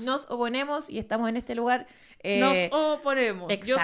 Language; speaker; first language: Spanish; native; Spanish